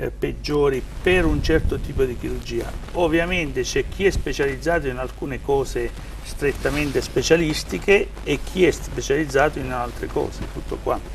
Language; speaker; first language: Italian; native; Italian